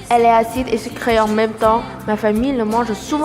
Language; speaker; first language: French; non-native, learner; Vietnamese